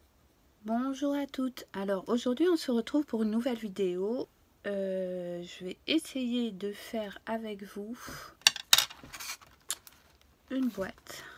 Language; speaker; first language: French; native; French